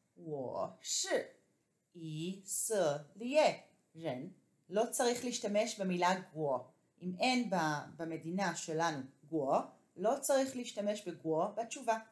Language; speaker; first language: Hebrew; native; Hebrew